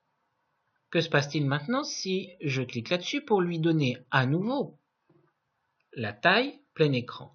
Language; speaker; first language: French; native; French